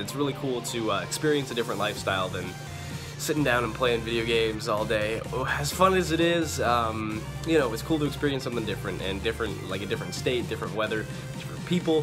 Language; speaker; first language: English; native; English